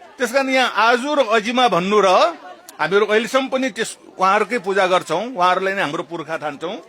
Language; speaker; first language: Nepali; non-native, local second language; Newari